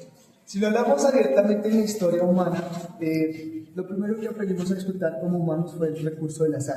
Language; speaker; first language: Spanish; native; Spanish